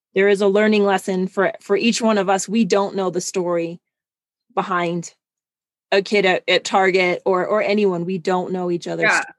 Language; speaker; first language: English; non-native, fluent; German